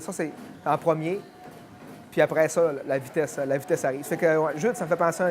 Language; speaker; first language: French; native; French